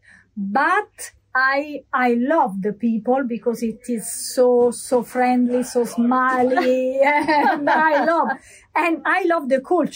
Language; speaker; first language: English; non-native, learner; Italian